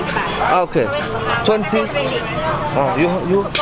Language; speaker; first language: English; non-native, learner; French